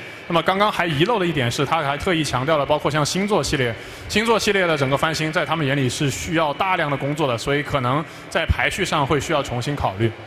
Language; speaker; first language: Chinese; native; Chinese